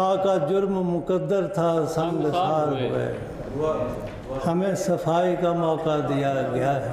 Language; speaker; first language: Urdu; non-native, local second language; Punjabi